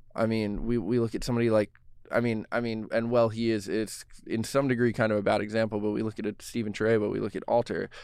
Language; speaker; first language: English; native; English